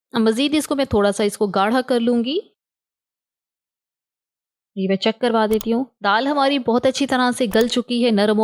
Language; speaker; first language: Hindi; native; Hindi